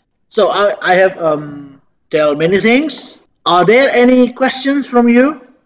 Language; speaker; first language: English; non-native, fluent; Indonesian